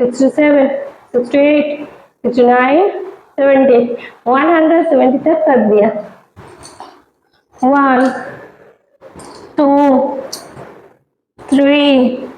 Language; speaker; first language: Hindi; non-native, local second language; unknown